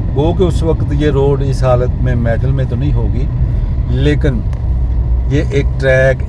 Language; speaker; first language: Urdu; non-native, local second language; Punjabi